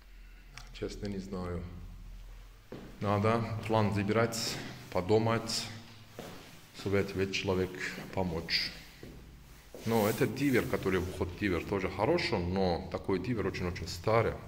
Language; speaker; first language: Russian; non-native, learner; Turkish